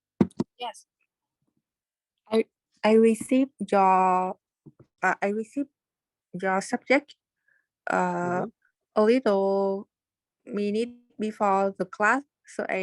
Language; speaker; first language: English; non-native, learner; Vietnamese